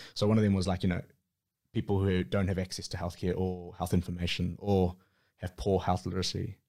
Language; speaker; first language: English; native; English